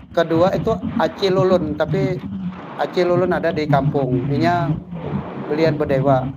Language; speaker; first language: Indonesian; native; Indonesian